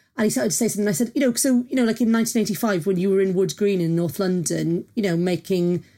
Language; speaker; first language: English; native; English